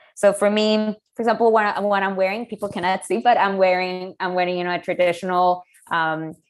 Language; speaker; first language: English; non-native, fluent; Spanish